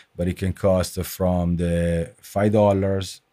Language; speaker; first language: English; non-native, fluent; Italian